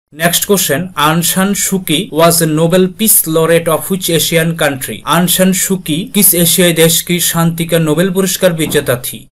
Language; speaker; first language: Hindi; non-native, local second language; Bangla